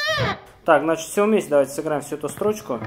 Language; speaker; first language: Russian; native; Russian